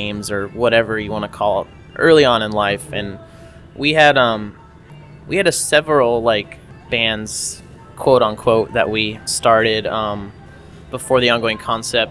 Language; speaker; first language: English; native; English